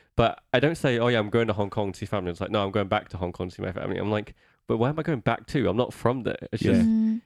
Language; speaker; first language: English; native; English